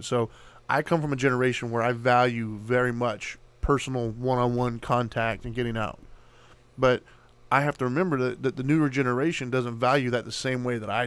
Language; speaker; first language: English; native; English